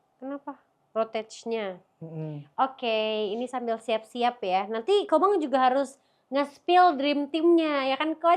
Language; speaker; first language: Indonesian; native; Indonesian